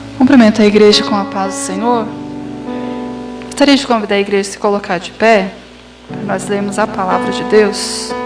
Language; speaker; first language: Portuguese; native; Portuguese